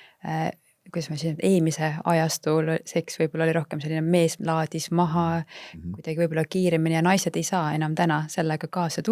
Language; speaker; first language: Estonian; native; Estonian